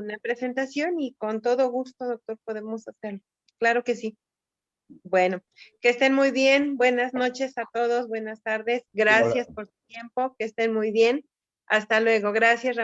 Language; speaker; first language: Spanish; native; Spanish